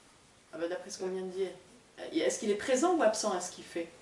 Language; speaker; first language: French; native; French